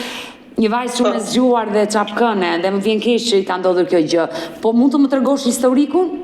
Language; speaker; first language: Albanian; native; Albanian